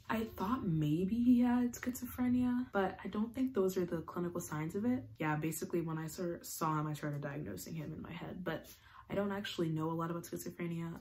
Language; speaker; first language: English; native; English